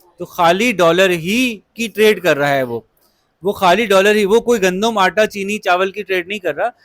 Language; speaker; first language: Urdu; native; Urdu